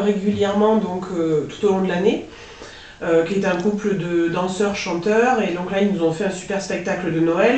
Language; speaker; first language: French; native; French